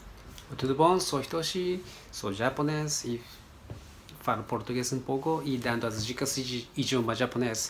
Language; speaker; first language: Portuguese; non-native, learner; Japanese